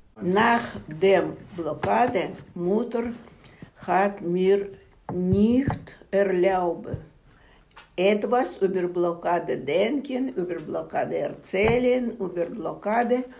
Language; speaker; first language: German; non-native, learner; Russian